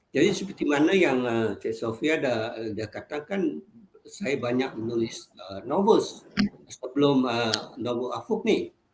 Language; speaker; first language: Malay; non-native, local second language; Chinese